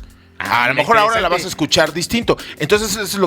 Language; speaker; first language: Spanish; native; Spanish